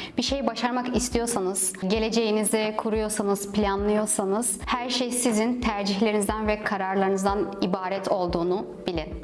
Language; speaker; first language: Turkish; non-native, fluent; Russian